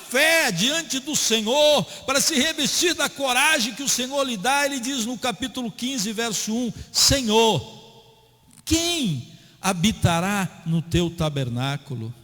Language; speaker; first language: Portuguese; native; Portuguese